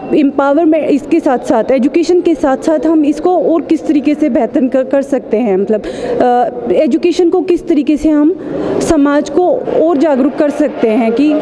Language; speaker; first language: Hindi; native; Hindi